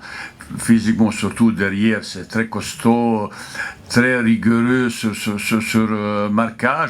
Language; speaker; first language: French; non-native, fluent; Bosnian